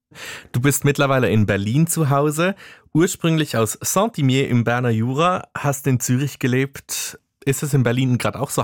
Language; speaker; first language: German; native; German